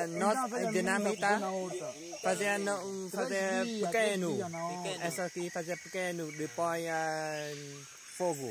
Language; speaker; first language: Portuguese; non-native, learner; Vietnamese